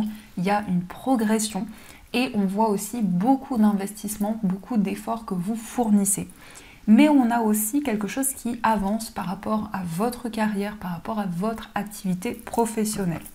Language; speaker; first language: French; native; French